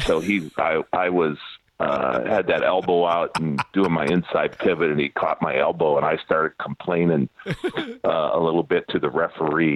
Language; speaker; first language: English; native; English